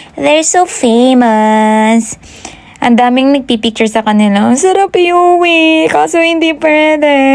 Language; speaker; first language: Filipino; non-native, local second language; Hiligaynon